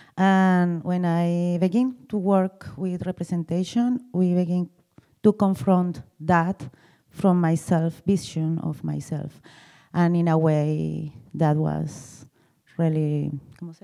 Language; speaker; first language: English; non-native, learner; Spanish